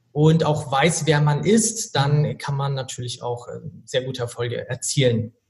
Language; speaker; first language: German; native; German